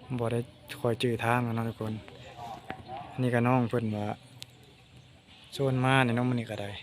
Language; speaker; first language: Thai; non-native, local second language; Lao